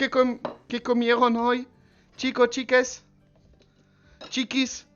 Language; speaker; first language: Spanish; non-native, learner; French